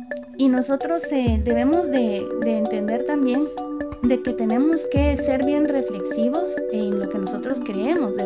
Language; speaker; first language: Spanish; native; Spanish